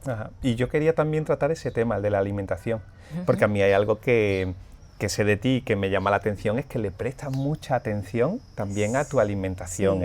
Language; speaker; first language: Spanish; native; Spanish